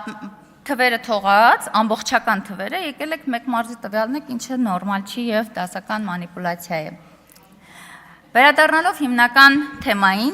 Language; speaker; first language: Armenian; native; Armenian